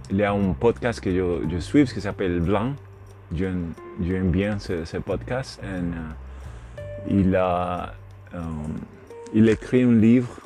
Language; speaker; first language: French; non-native, learner; Spanish